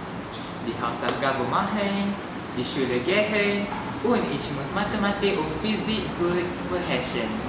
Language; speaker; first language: German; non-native, learner; Malay